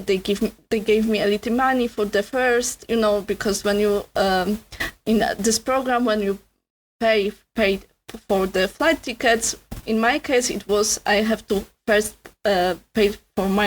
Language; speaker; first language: English; non-native, learner; Polish